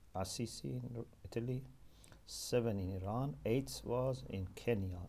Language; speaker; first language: English; non-native, fluent; Persian